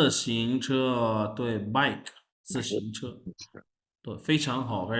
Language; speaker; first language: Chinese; non-native, fluent; Urdu